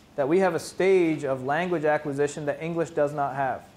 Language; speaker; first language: English; native; English